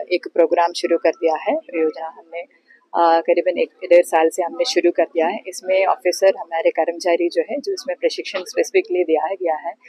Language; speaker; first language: Hindi; non-native, local second language; Marathi